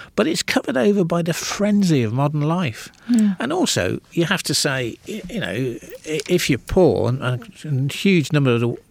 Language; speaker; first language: English; native; English